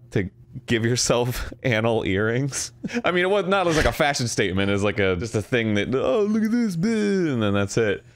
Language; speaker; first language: English; native; English